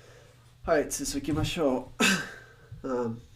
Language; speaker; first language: Japanese; non-native, learner; Spanish